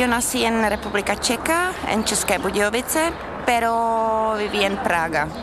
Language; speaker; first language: Spanish; non-native, fluent; Czech